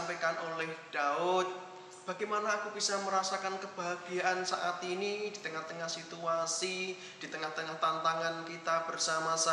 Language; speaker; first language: Indonesian; native; Indonesian